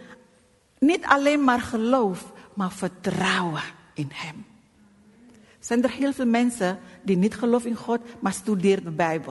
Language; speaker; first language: Dutch; non-native, fluent; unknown